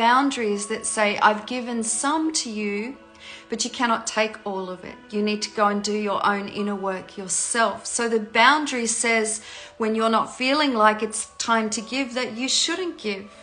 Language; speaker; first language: English; native; English